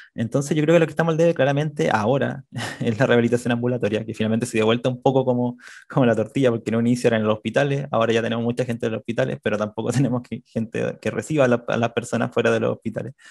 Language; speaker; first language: Spanish; native; Spanish